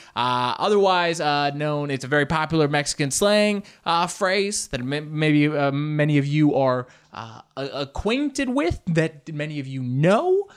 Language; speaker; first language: English; native; English